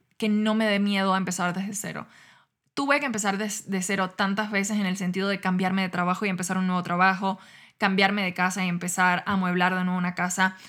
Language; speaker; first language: Spanish; native; Spanish